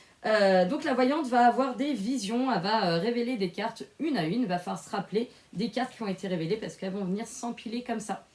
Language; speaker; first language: French; native; French